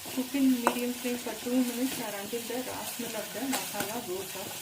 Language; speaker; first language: English; non-native, local second language; Tamil